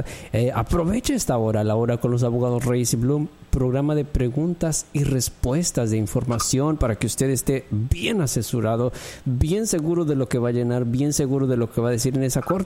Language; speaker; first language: Spanish; native; Spanish